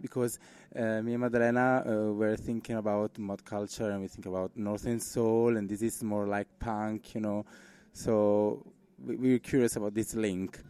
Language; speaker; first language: English; non-native, fluent; Italian